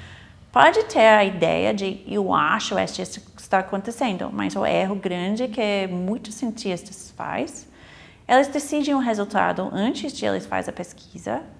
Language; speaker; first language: Portuguese; non-native, fluent; English